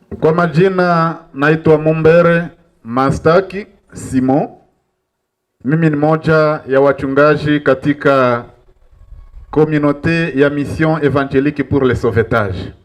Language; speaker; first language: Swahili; non-native, local second language; Nande